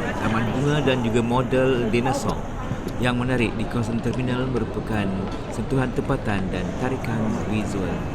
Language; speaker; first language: Malay; native; Malay